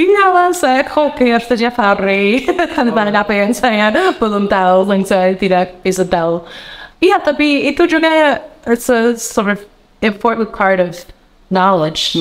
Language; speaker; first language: Indonesian; non-native, learner; English